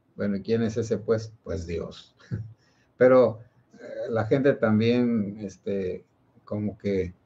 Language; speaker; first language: Spanish; native; Spanish